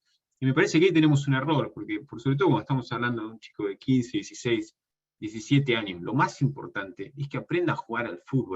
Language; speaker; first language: Spanish; native; Spanish